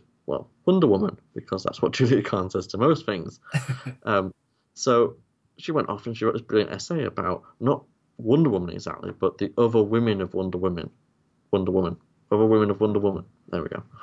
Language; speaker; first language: English; native; English